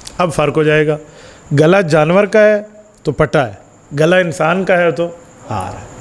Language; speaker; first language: Urdu; non-native, local second language; Punjabi